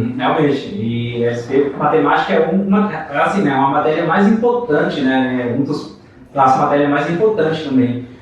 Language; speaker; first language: Portuguese; non-native, fluent; Chinese